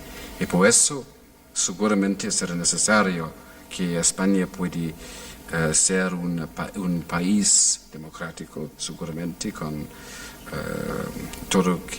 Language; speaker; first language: Spanish; non-native, fluent; English